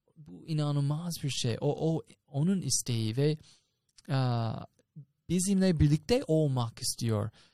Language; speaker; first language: Turkish; non-native, fluent; English